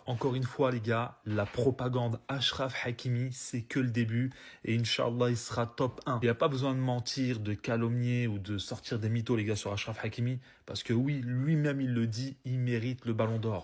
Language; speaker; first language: French; native; French